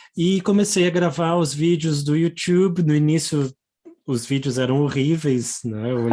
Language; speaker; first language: Portuguese; native; Portuguese